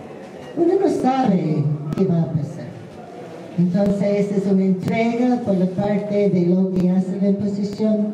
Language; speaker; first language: Spanish; non-native, fluent; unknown